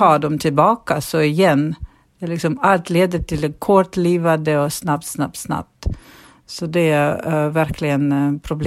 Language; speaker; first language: Swedish; non-native, fluent; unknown